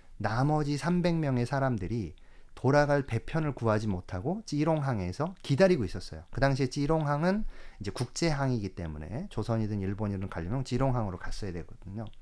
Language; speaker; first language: Korean; native; Korean